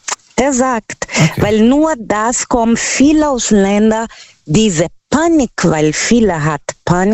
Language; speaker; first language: German; non-native, learner; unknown